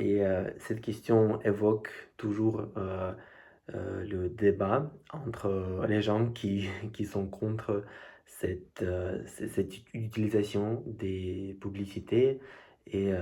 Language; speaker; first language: French; non-native, fluent; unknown